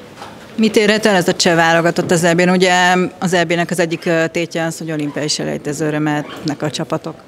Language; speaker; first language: Hungarian; native; Hungarian